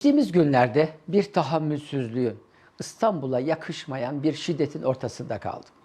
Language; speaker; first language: Turkish; native; Turkish